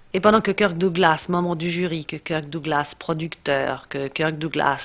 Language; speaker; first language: French; native; French